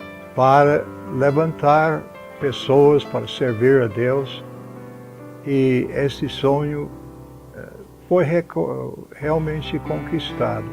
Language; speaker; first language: Portuguese; non-native, fluent; English